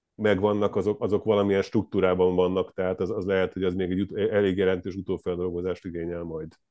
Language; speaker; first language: Hungarian; native; Hungarian